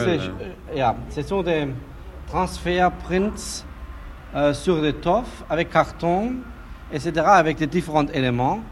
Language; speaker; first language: French; non-native, learner; German